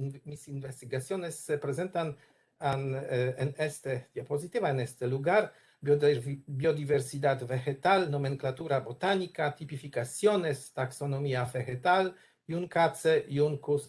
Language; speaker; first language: Spanish; non-native, learner; Polish